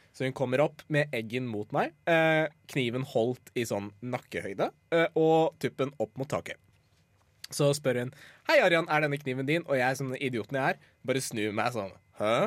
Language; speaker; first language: Norwegian; early bilingual, other home language; Persian